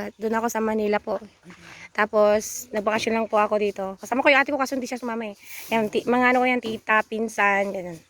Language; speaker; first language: Filipino; non-native, local second language; Iloko